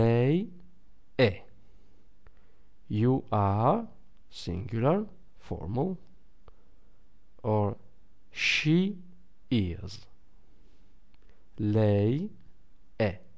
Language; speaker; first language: Italian; non-native, fluent; English